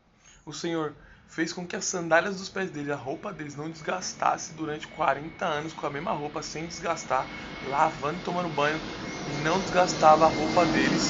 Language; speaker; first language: Portuguese; native; Portuguese